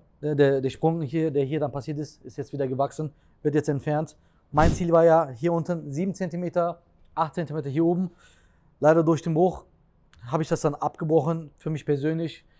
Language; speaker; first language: German; early bilingual, other home language; Turkish